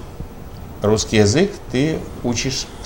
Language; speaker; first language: Russian; native; Russian